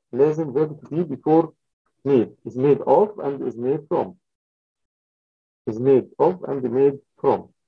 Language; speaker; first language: English; non-native, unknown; Arabic